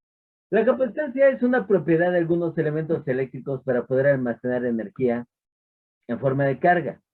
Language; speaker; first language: Spanish; native; Spanish